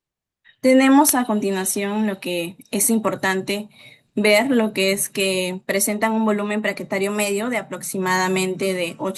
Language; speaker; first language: Spanish; native; Spanish